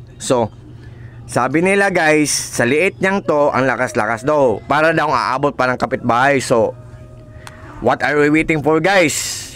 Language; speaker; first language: Filipino; non-native, local second language; Cebuano